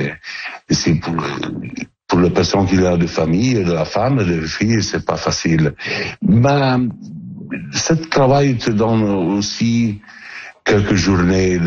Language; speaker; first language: French; non-native, learner; Italian